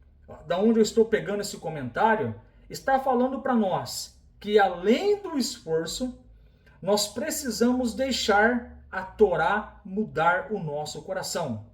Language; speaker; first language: Portuguese; native; Portuguese